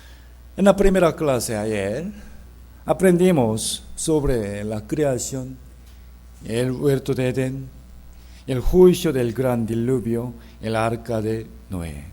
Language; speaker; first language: Spanish; non-native, fluent; Korean